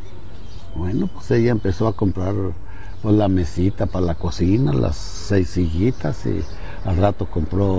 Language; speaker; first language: Spanish; native; Spanish